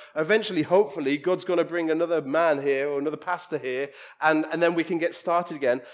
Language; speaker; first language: English; native; English